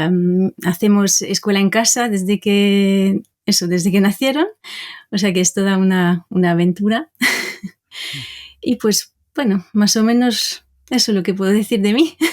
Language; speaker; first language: Spanish; non-native, fluent; French